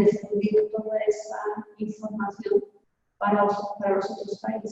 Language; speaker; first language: Spanish; non-native, fluent; Portuguese